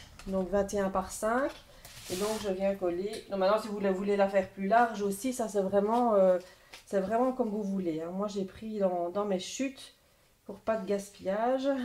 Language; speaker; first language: French; native; French